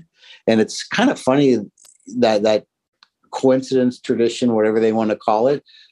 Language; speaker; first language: English; native; English